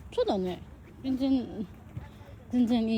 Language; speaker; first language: Japanese; non-native, fluent; Filipino